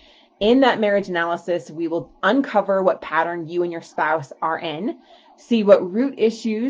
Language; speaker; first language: English; native; English